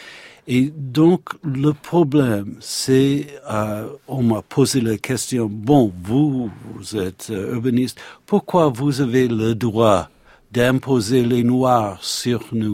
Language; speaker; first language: French; non-native, learner; English